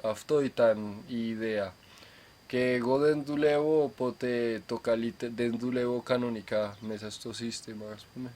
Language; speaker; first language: Greek; non-native, fluent; Spanish